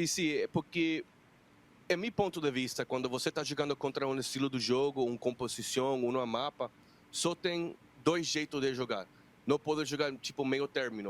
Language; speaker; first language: Portuguese; non-native, fluent; Spanish